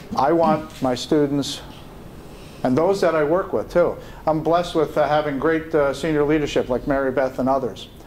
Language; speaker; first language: English; native; English